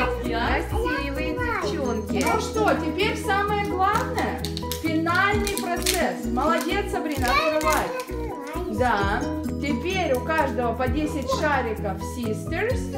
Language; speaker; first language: Russian; native; Russian